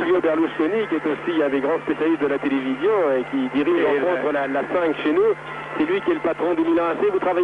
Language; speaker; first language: French; native; French